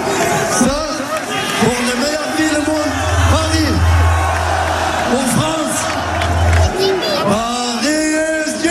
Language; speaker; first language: French; non-native, learner; Arabic